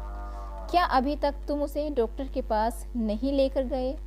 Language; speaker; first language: Hindi; native; Hindi